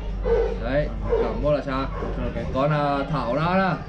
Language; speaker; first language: Vietnamese; native; Vietnamese